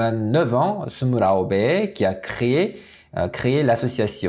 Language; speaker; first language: French; non-native, fluent; Korean